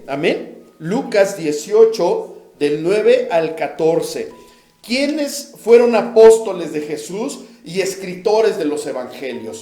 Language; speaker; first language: Spanish; native; Spanish